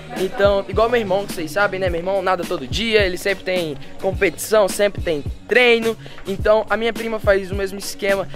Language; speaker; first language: Portuguese; early bilingual, heritage; Portuguese